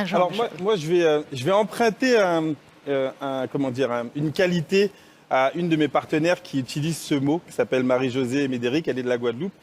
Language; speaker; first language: French; native; French